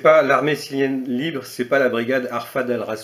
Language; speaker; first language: French; native; French